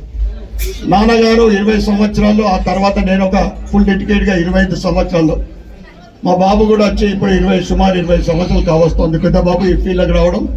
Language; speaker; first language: Telugu; native; Telugu